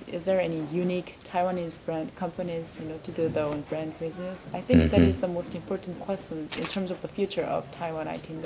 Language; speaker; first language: English; non-native, fluent; Korean